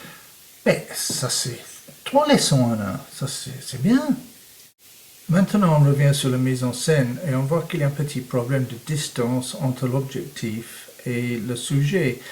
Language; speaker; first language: French; non-native, fluent; English